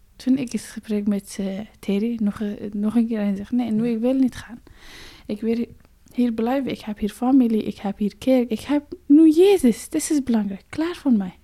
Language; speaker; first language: Dutch; non-native, fluent; Persian